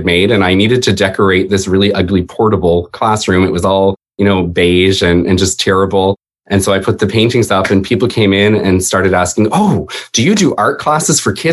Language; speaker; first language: English; native; English